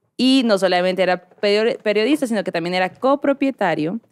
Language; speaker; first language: Spanish; native; Spanish